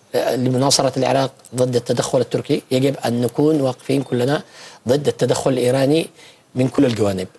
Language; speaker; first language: Arabic; native; Arabic